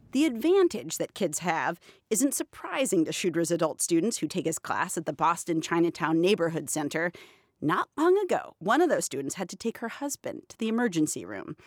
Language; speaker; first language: English; native; English